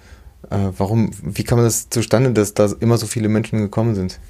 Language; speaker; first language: German; native; German